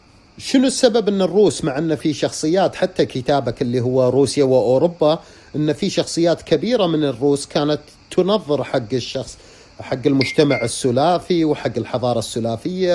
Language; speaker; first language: Arabic; native; Arabic